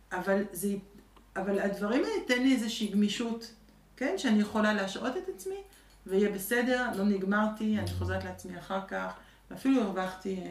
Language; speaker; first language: Hebrew; early bilingual, other home language; French